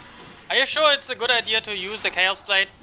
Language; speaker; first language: English; native; English